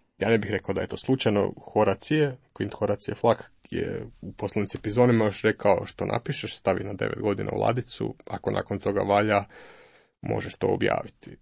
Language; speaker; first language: Croatian; native; Croatian